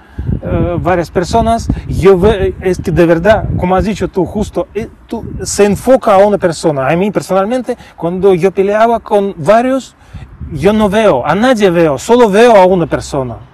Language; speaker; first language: Spanish; non-native, fluent; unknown